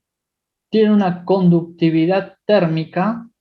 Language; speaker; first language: Spanish; native; Spanish